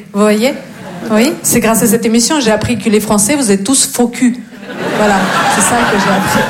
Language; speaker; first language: French; non-native, fluent; Russian